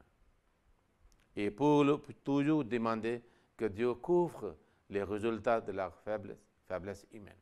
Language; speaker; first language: French; non-native, local second language; Wolof